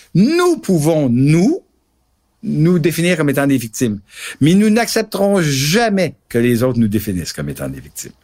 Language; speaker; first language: French; native; French